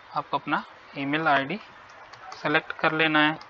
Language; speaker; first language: Hindi; native; Hindi